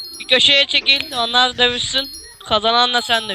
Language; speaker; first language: Turkish; native; Turkish